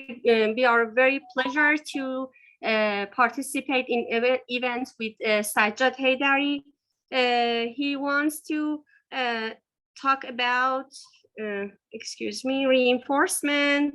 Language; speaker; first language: English; non-native, learner; Persian